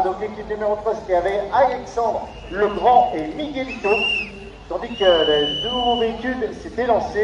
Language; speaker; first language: French; native; French